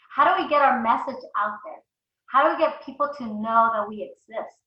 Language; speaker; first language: English; early bilingual, other home language; Spanish